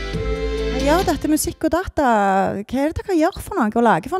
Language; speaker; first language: Norwegian; native; Norwegian